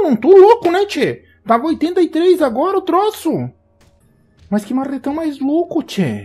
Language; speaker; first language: Portuguese; native; Portuguese